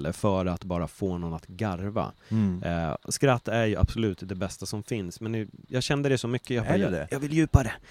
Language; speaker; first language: Swedish; native; Swedish